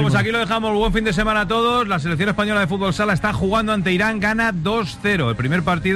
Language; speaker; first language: Spanish; native; Spanish